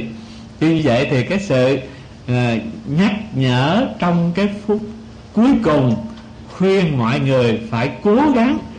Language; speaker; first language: Vietnamese; native; Vietnamese